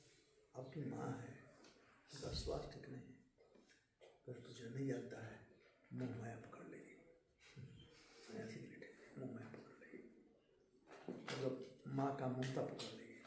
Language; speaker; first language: Hindi; native; Hindi